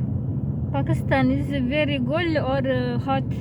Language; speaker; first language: English; non-native, learner; Amharic